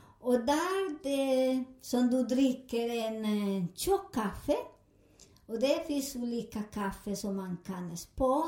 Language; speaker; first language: Swedish; non-native, learner; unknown